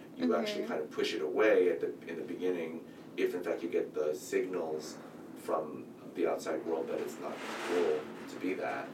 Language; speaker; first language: English; native; English